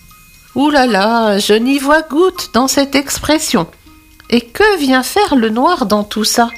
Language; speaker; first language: French; native; French